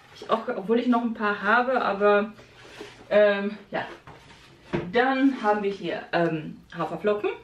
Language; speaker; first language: German; early bilingual, other home language; Polish